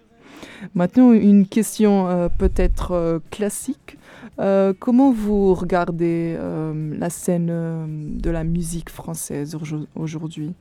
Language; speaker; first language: French; non-native, fluent; Portuguese